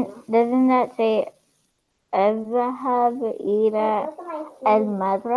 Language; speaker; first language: Arabic; non-native, learner; English